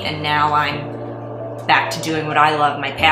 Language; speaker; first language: English; native; English